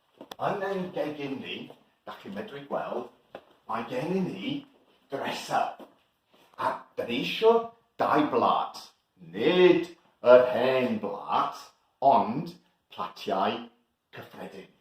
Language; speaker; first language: Welsh; non-native, learner; English